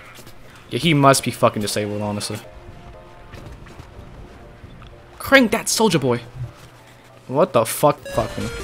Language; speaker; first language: English; native; English